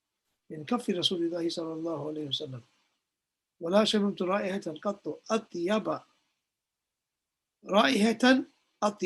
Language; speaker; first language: Arabic; non-native, fluent; English